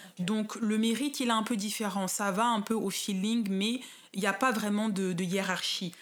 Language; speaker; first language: French; native; French